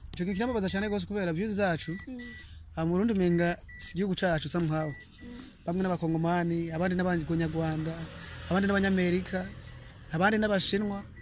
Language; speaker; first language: Rundi; native; Rundi